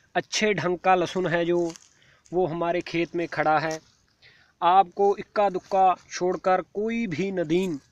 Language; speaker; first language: Hindi; non-native, local second language; Punjabi